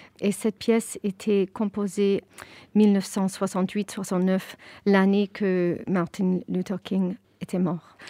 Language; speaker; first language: French; non-native, fluent; English